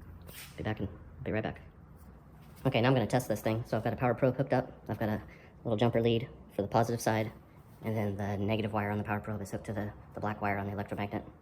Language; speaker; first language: English; native; English